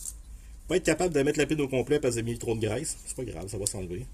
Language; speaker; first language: French; native; French